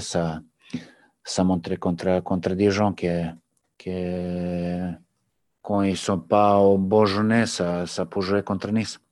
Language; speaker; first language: French; non-native, learner; Serbian